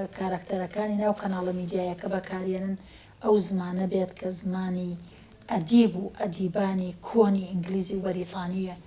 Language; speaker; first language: Central Kurdish; native; Central Kurdish